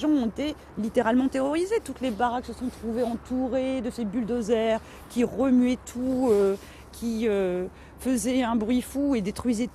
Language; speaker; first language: French; native; French